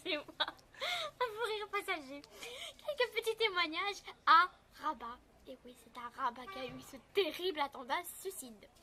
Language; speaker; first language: French; native; French